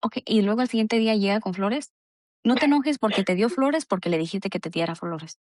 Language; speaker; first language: Spanish; early bilingual, heritage; Spanish